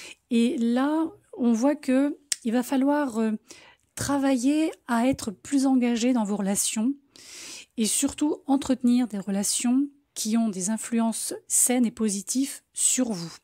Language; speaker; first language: French; native; French